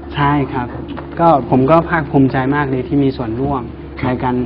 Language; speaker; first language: Thai; non-native, fluent; Chinese